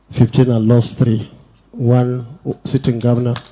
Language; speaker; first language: English; non-native, local second language; Hausa